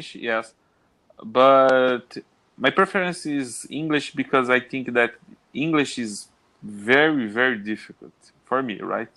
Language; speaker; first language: English; non-native, learner; Portuguese